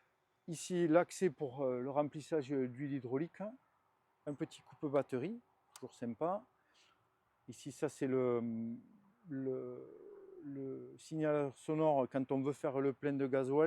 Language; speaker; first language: French; native; French